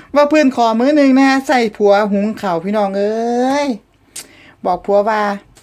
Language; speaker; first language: Thai; native; Thai